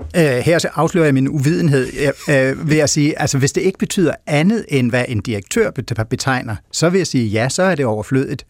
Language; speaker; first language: Danish; native; Danish